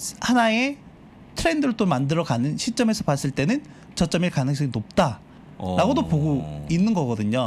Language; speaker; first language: Korean; native; Korean